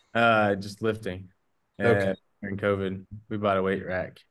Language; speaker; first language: English; native; English